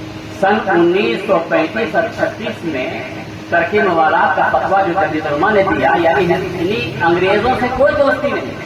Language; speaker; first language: Urdu; native; Urdu